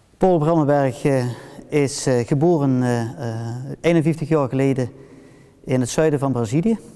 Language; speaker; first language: Dutch; early bilingual, heritage; Dutch